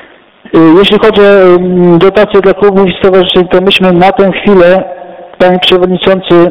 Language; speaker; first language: Polish; native; Polish